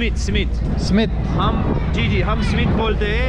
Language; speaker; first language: Hindi; non-native, learner; Turkish